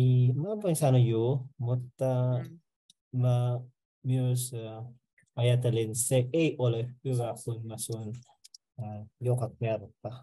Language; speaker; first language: Finnish; non-native, learner; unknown